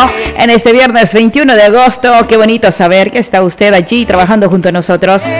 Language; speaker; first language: Spanish; native; Spanish